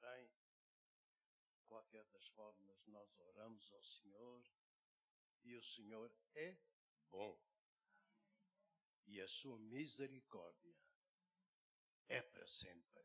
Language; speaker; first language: Portuguese; native; Portuguese